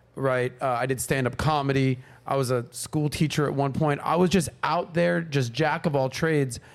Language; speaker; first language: English; native; English